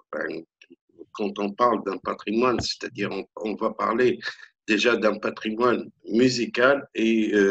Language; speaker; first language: French; non-native, local second language; Arabic